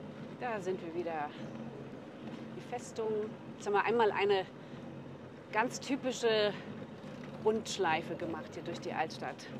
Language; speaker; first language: German; native; German